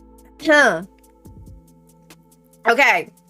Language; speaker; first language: English; native; English